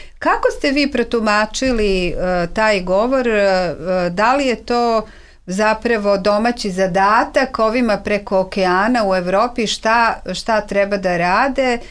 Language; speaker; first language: Serbian; native; Serbian